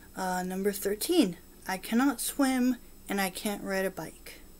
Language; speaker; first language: English; native; English